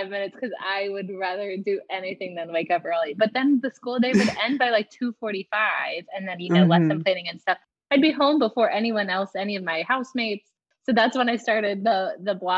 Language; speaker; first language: English; native; English